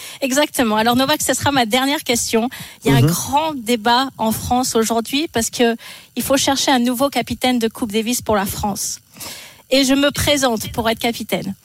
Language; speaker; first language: French; native; French